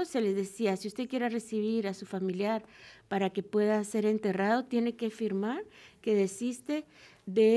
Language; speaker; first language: Spanish; native; Spanish